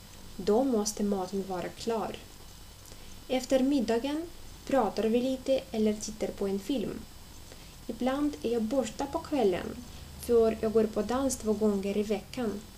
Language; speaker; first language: Swedish; non-native, fluent; Russian